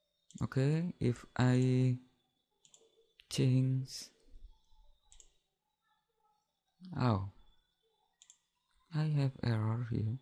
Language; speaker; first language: English; non-native, learner; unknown